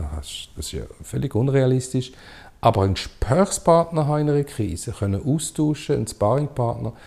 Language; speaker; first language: German; native; German